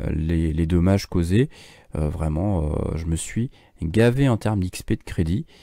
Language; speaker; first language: French; native; French